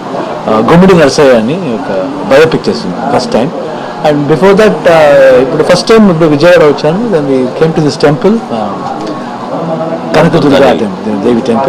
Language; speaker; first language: Telugu; non-native, learner; Kannada